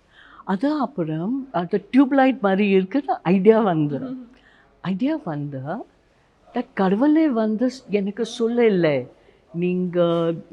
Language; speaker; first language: Tamil; non-native, learner; Hindi